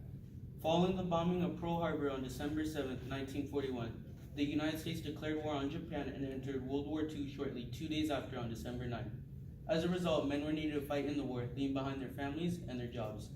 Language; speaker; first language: English; native; English